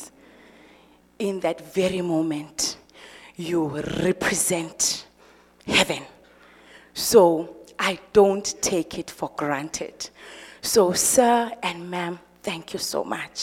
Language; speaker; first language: English; non-native, local second language; Xhosa